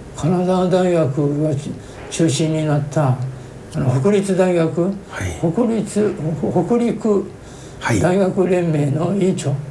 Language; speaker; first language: Japanese; native; Japanese